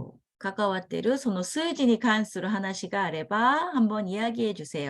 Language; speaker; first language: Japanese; non-native, fluent; Korean